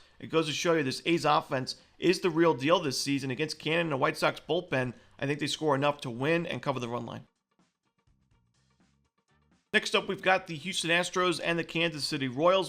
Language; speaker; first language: English; native; English